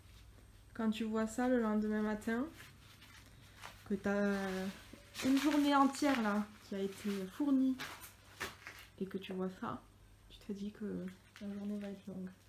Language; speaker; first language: French; native; French